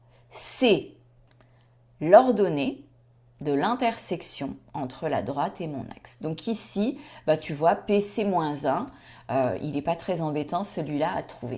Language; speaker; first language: French; native; French